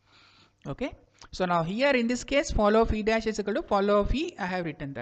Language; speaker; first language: English; non-native, local second language; Kannada